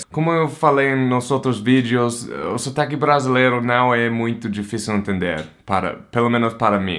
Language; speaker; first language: Portuguese; non-native, fluent; English